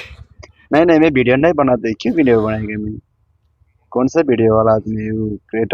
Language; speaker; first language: Hindi; early bilingual, other home language; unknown